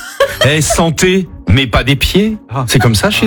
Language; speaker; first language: French; native; French